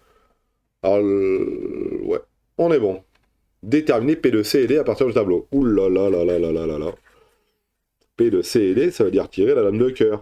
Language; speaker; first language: French; native; French